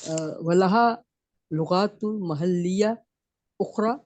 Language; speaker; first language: Arabic; non-native, learner; Urdu